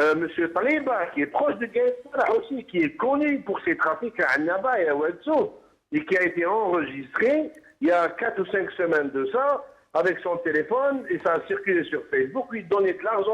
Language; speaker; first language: French; non-native, local second language; Kabyle